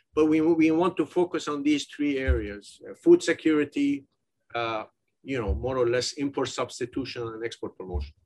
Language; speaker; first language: English; non-native, fluent; Persian